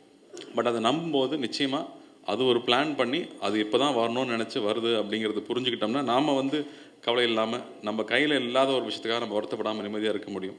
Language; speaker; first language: Tamil; native; Tamil